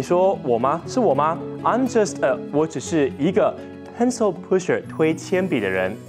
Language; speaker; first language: Chinese; native; Chinese